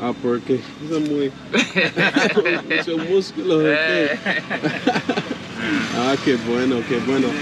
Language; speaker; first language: Spanish; non-native, learner; English